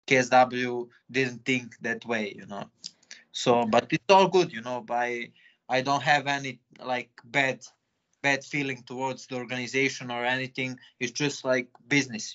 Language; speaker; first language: English; non-native, fluent; Serbian